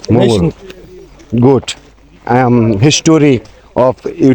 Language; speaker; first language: English; non-native, learner; Bangla